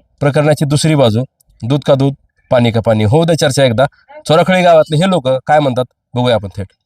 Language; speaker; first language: Marathi; native; Marathi